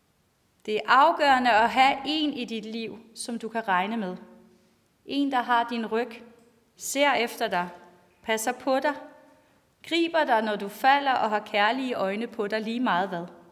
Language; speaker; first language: Danish; native; Danish